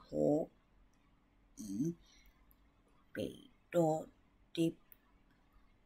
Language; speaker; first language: Cantonese; non-native, learner; Japanese